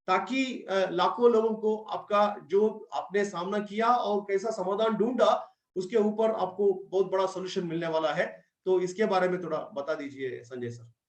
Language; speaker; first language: Hindi; non-native, local second language; Kannada